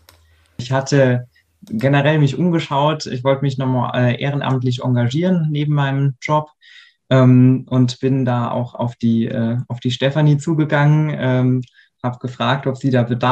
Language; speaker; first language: German; native; German